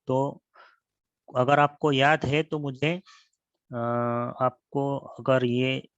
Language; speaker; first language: Hindi; non-native, local second language; Marathi